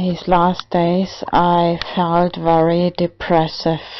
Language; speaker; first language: English; non-native, learner; German